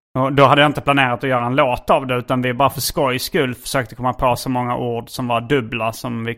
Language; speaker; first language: Swedish; native; Swedish